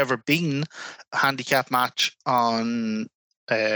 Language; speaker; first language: English; native; English